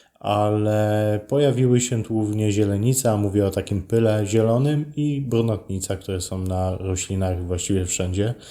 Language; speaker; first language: Polish; native; Polish